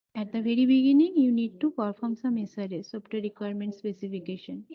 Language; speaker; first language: English; non-native, local second language; Bangla